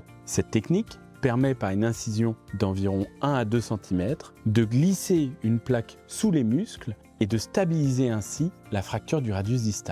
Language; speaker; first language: French; native; French